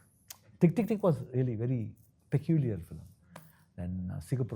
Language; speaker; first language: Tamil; non-native, local second language; Kannada